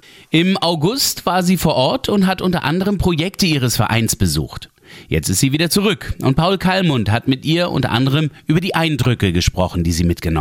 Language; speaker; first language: German; native; German